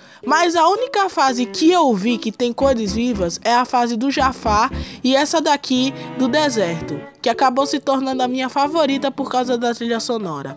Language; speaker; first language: Portuguese; native; Portuguese